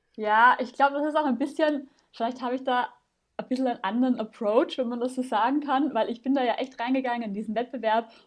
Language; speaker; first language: German; native; German